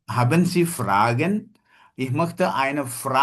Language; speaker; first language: German; non-native, fluent; Indonesian